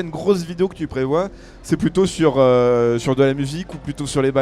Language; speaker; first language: French; native; French